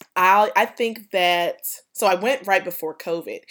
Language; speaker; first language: English; native; English